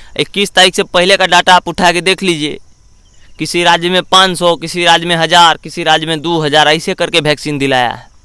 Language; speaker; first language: Hindi; native; Hindi